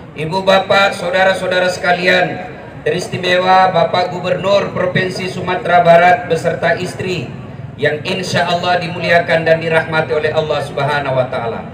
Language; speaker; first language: Indonesian; native; Indonesian